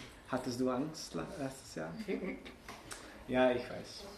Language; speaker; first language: German; non-native, learner; Hungarian